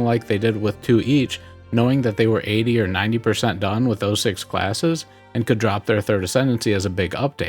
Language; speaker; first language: English; native; English